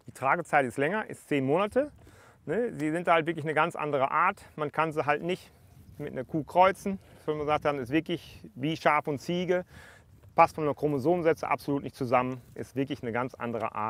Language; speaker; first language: German; native; German